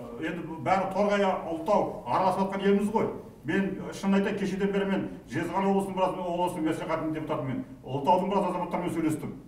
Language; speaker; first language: Kazakh; native; Kazakh